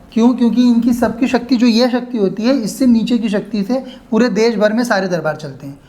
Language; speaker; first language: Hindi; non-native, local second language; Marathi